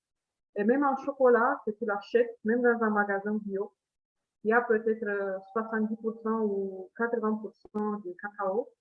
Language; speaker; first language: French; non-native, fluent; Italian